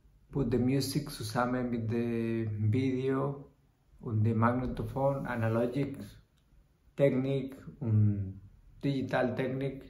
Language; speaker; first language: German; non-native, learner; Spanish